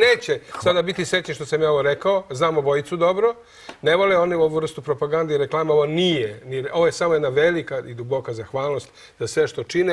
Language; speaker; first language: Croatian; native; Croatian